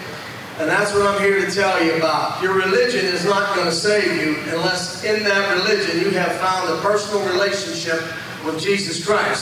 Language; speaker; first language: English; native; English